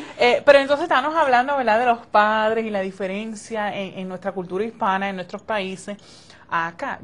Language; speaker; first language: Spanish; early bilingual, heritage; Spanish